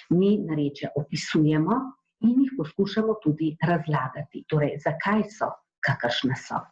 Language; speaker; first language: Slovenian; native; Slovenian